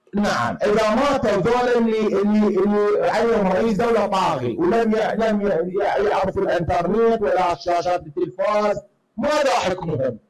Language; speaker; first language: Arabic; native; Arabic